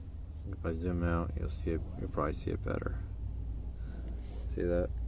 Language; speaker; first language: English; native; English